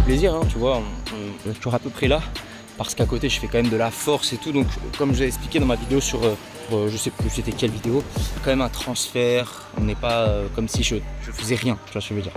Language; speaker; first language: French; native; French